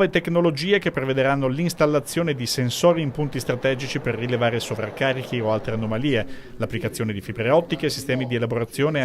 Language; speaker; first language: Italian; native; Italian